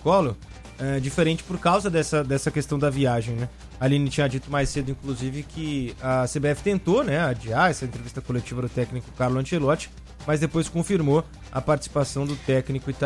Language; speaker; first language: Portuguese; native; Portuguese